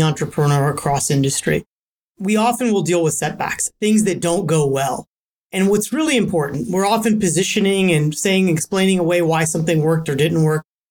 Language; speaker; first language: English; native; English